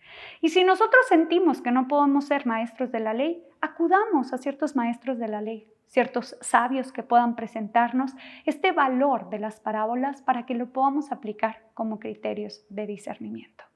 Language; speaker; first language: Spanish; native; Spanish